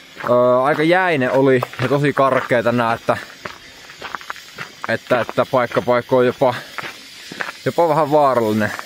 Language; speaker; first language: Finnish; native; Finnish